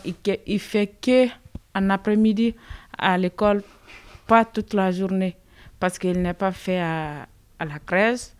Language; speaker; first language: French; non-native, learner; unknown